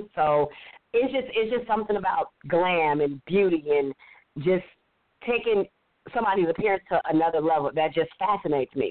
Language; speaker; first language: English; native; English